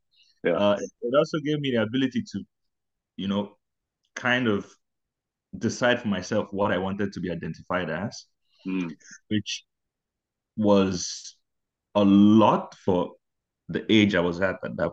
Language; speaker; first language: English; non-native, local second language; Igbo